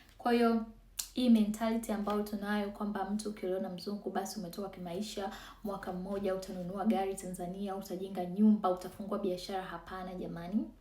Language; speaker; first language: Swahili; native; Swahili